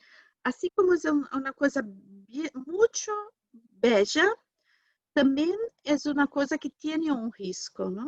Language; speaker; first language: Spanish; non-native, learner; Portuguese